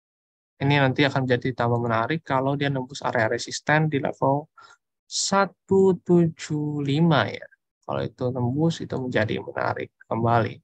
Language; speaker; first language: Indonesian; native; Indonesian